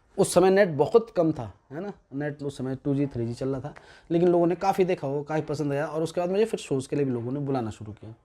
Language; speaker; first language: Hindi; non-native, local second language; Garhwali